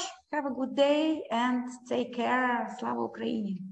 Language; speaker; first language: English; non-native, learner; Ukrainian